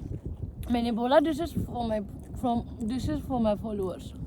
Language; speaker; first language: Hindi; non-native, local second language; Bodo